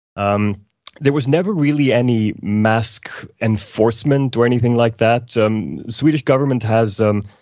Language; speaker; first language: English; non-native, fluent; Icelandic